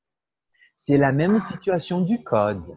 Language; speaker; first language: French; non-native, fluent; Portuguese